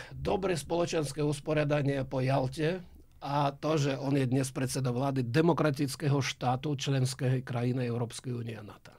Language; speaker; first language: Slovak; non-native, fluent; Russian